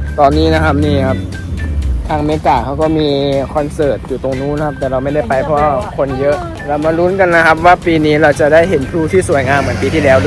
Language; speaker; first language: Thai; native; Thai